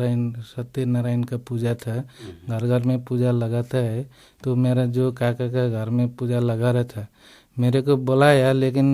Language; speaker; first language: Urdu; non-native, learner; Nepali